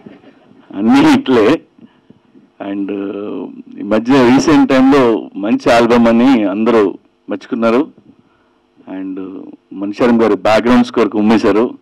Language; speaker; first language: Telugu; native; Telugu